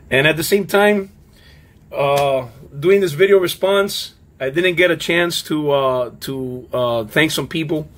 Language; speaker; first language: English; native; English